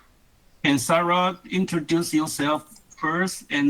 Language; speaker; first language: English; non-native, learner; Chinese